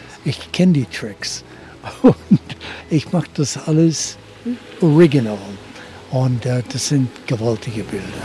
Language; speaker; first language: German; early bilingual, heritage; German